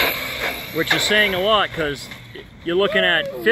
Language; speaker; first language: English; native; English